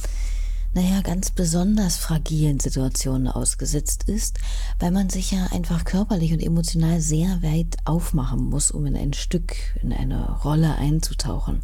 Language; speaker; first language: German; native; German